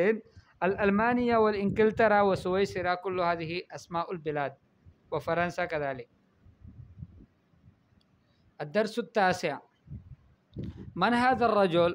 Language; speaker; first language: Arabic; non-native, fluent; Urdu